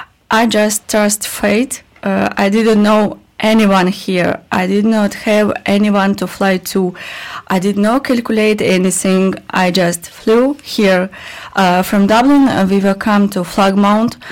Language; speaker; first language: English; non-native, learner; Russian